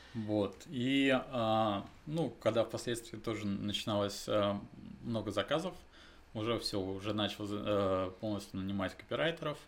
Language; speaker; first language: Russian; native; Russian